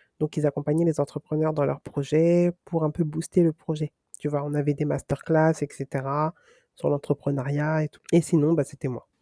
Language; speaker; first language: French; native; French